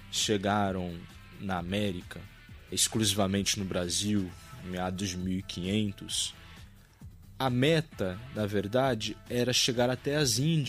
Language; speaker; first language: Portuguese; native; Portuguese